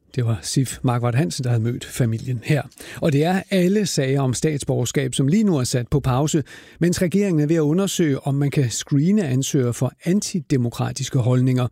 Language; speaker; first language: Danish; native; Danish